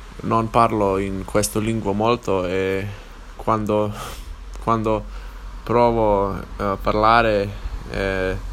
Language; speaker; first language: Italian; non-native, learner; English